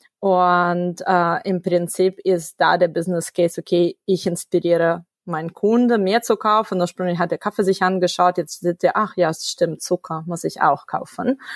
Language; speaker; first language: German; non-native, fluent; Russian